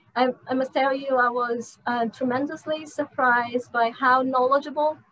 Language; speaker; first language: English; non-native, fluent; Portuguese